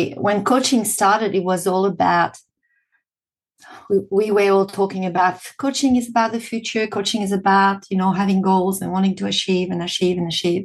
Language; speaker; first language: English; non-native, fluent; French